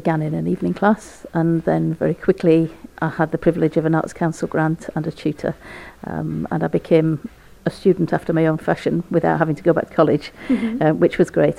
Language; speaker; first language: English; native; English